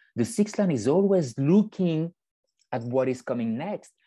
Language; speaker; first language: English; non-native, fluent; French